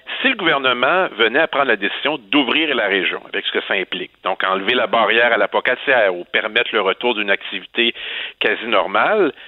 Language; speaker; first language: French; native; French